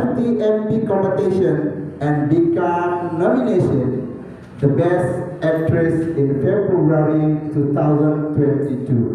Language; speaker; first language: English; non-native, local second language; Indonesian